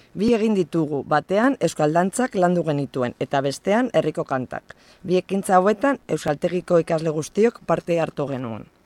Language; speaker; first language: Basque; non-native, local second language; Spanish